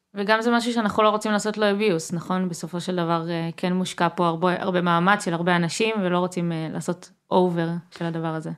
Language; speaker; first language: Hebrew; native; Hebrew